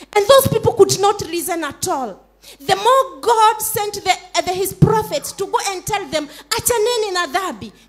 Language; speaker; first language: English; non-native, local second language; Swahili